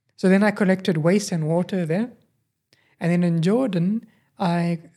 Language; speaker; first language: English; native; English